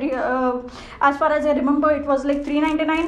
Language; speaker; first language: English; non-native, local second language; Hindi